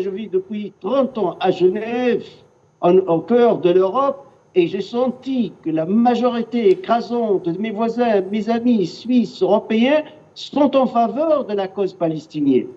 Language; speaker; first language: French; non-native, fluent; Arabic